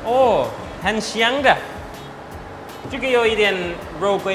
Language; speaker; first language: Chinese; non-native, fluent; English